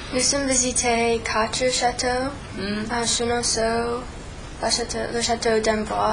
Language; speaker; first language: French; non-native, learner; English